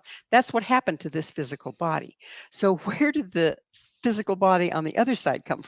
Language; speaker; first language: English; native; English